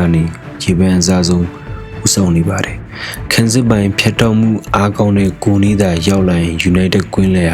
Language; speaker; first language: Burmese; native; Burmese